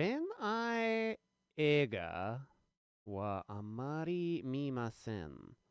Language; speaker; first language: Japanese; non-native, learner; English